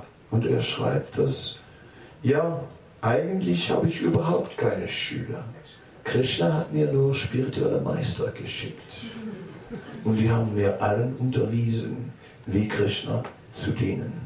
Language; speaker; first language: German; non-native, fluent; Dutch